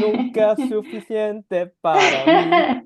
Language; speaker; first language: Spanish; non-native, learner; Cantonese